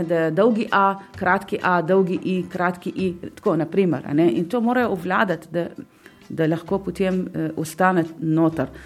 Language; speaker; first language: Slovenian; non-native, fluent; Arabic